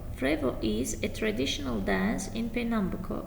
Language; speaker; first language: English; non-native, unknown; Azerbaijani